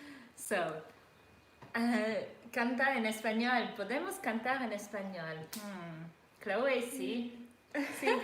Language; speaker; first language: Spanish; non-native, learner; English